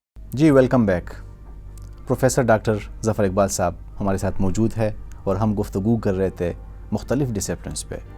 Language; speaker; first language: Urdu; non-native, local second language; Pashto